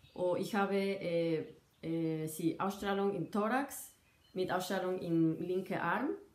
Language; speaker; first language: German; non-native, fluent; Spanish